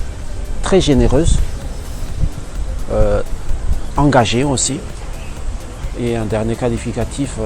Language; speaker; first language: French; non-native, local second language; Malagasy